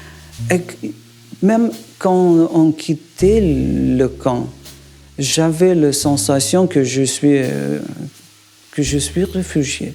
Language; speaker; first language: French; non-native, learner; Russian